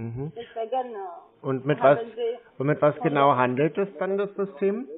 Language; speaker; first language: German; native; German